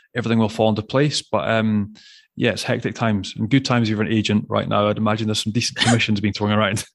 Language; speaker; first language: English; native; English